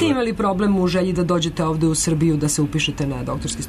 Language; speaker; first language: Serbian; native; Serbian